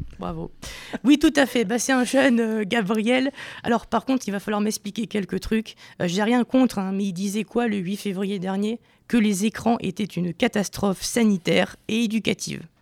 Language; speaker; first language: French; native; French